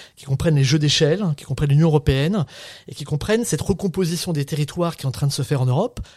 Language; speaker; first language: French; native; French